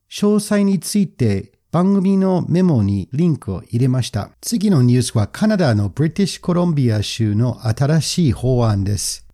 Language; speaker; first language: Japanese; non-native, fluent; English